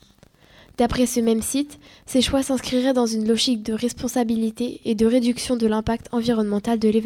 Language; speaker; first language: French; native; French